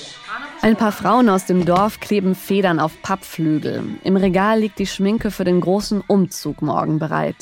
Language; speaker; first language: German; native; German